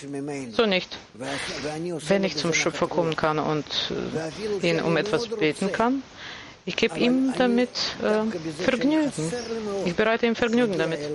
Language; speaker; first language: German; non-native, fluent; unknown